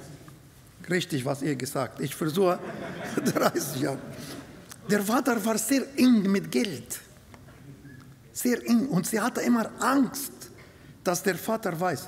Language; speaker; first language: German; non-native, fluent; Arabic